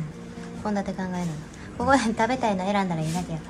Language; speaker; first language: Japanese; native; Japanese